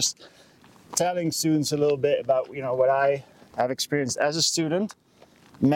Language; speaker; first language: English; non-native, fluent; Dutch